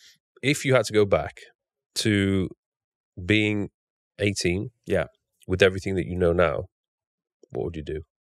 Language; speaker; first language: English; native; English